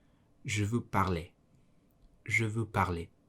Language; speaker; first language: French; non-native, learner; Mongolian